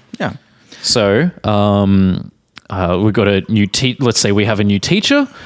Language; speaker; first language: English; native; English